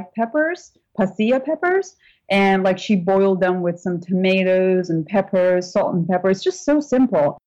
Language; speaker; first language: English; non-native, fluent; Turkish